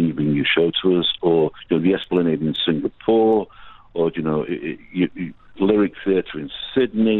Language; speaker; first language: English; native; English